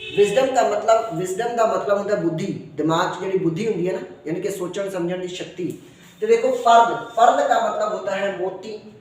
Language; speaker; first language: Hindi; non-native, local second language; Punjabi